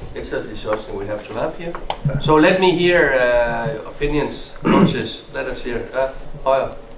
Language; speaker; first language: English; non-native, fluent; Danish